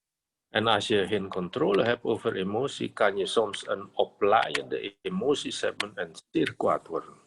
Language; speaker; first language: Dutch; non-native, fluent; Indonesian